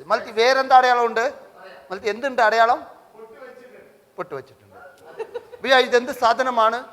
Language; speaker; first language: Malayalam; non-native, local second language; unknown